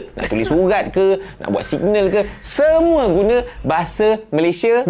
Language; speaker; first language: Malay; native; Malay